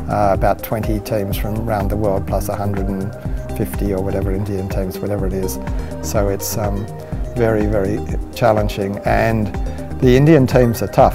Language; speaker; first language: English; native; English